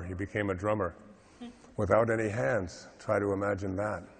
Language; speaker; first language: English; native; English